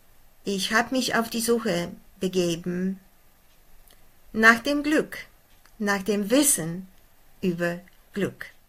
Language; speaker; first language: German; non-native, fluent; Polish